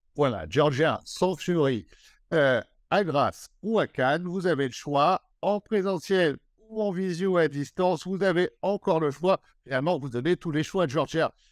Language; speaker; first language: French; native; French